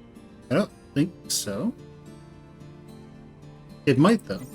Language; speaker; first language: English; native; English